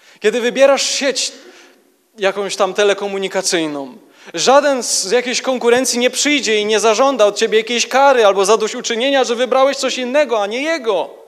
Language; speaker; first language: Polish; native; Polish